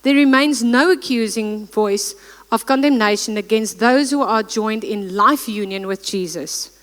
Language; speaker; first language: English; non-native, local second language; Afrikaans